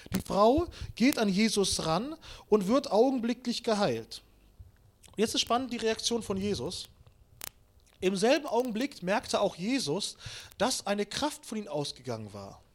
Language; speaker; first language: German; early bilingual, other home language; Russian